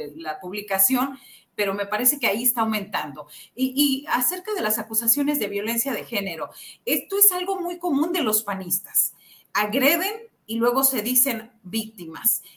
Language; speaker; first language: Spanish; native; Spanish